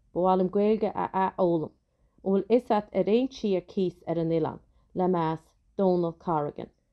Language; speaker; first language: Irish; native; Irish